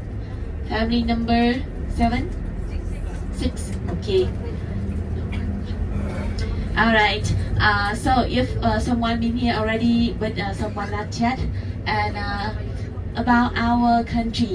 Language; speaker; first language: English; non-native, learner; Vietnamese